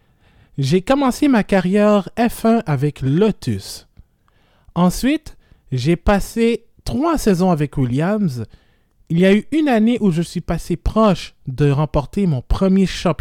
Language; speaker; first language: French; native; French